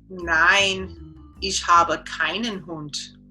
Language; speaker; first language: German; non-native, learner; English